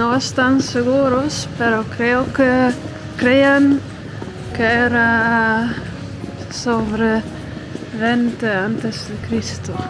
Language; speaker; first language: Spanish; non-native, fluent; Dutch